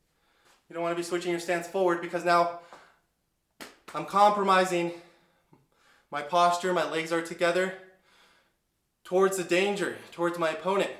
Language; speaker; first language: English; native; English